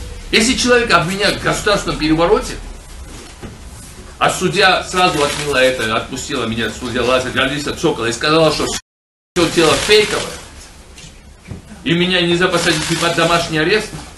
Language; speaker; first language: Russian; non-native, local second language; Georgian